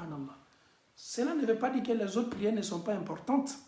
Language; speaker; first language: French; non-native, local second language; Bambara